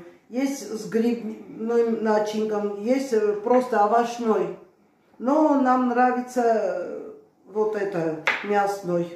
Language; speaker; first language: Russian; non-native, fluent; Armenian